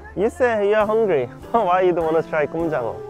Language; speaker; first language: English; non-native, fluent; Korean